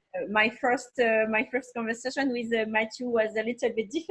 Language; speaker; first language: English; non-native, learner; French